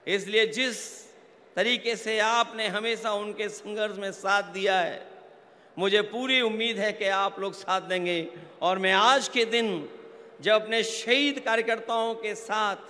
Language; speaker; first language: Hindi; native; Hindi